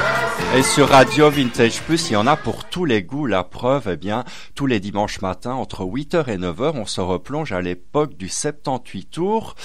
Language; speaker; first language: French; native; French